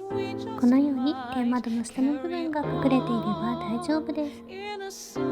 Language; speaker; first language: Japanese; native; Japanese